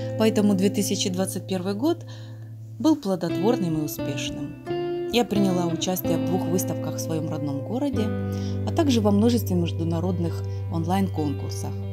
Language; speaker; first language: Russian; native; Russian